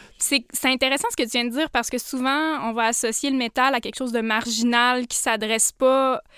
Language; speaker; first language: French; native; French